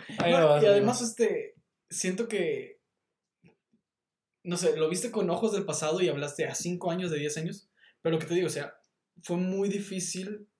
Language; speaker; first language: Spanish; native; Spanish